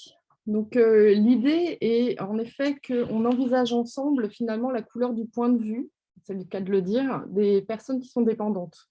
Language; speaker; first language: French; native; French